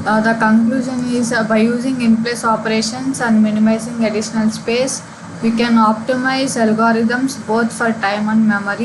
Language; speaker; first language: English; non-native, local second language; Telugu